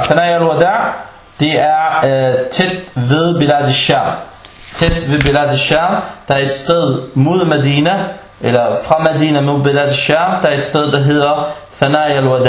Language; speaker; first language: Danish; early bilingual, other home language; Arabic